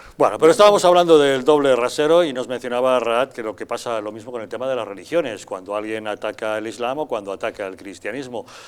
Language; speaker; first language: Spanish; native; Spanish